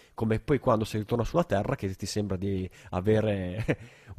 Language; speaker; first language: Italian; native; Italian